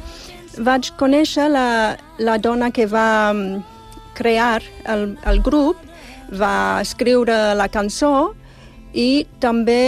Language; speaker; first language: Catalan; non-native, fluent; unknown